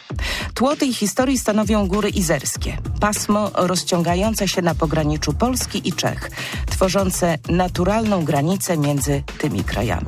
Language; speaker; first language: Polish; native; Polish